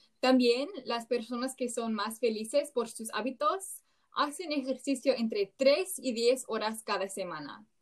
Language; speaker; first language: Spanish; non-native, learner; English